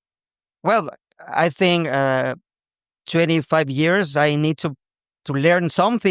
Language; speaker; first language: English; non-native, local second language; Spanish